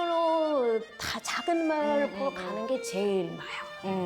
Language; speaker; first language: Korean; non-native, fluent; French